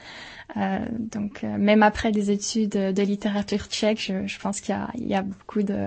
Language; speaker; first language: French; native; French